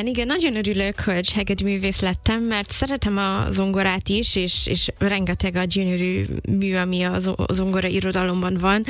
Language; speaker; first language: Hungarian; non-native, fluent; English